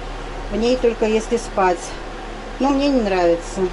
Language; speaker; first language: Russian; native; Russian